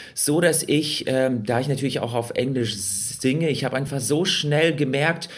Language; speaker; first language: German; early bilingual, other home language; Russian